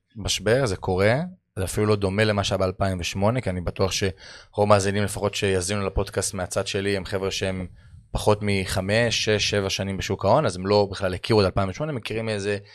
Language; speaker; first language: Hebrew; native; Hebrew